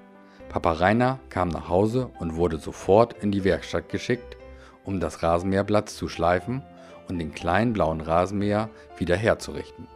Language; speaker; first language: German; native; German